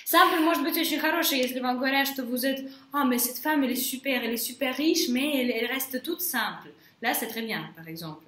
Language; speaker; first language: French; non-native, fluent; Russian